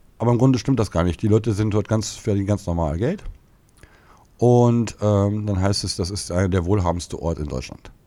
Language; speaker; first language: German; native; German